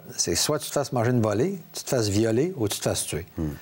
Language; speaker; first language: French; native; French